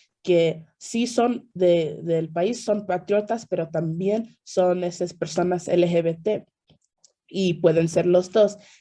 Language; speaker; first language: Spanish; non-native, fluent; English